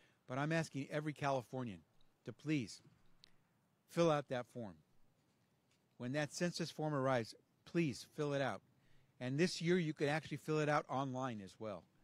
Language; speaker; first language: English; early bilingual, other home language; Spanish